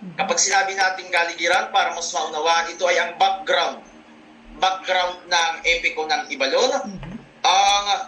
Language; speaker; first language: Filipino; non-native, local second language; Bikol